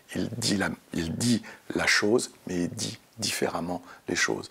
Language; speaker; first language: French; native; French